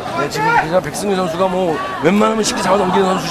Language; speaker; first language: Korean; native; Korean